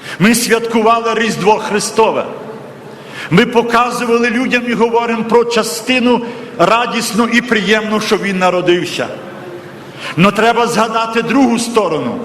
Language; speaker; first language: Ukrainian; native; Ukrainian